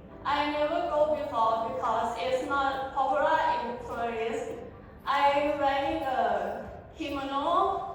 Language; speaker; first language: English; non-native, learner; Thai